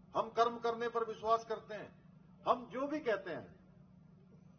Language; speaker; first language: Hindi; native; Hindi